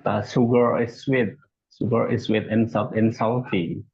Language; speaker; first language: English; non-native, learner; Indonesian